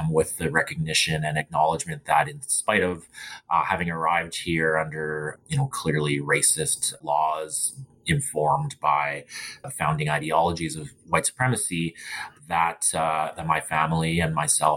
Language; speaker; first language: English; native; English